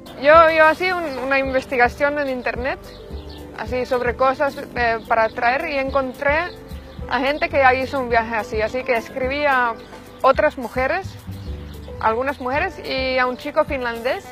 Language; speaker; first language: Spanish; non-native, fluent; Finnish